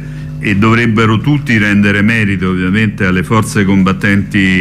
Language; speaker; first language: Italian; native; Italian